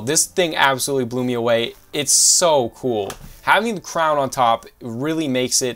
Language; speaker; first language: English; native; English